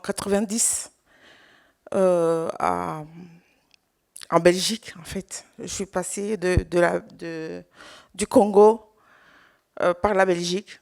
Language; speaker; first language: French; non-native, local second language; Swahili